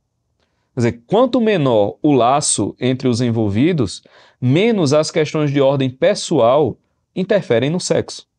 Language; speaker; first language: Portuguese; native; Portuguese